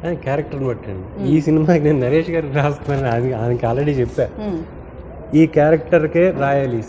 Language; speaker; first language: Telugu; native; Telugu